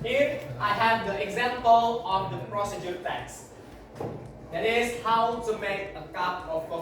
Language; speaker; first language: English; non-native, learner; Indonesian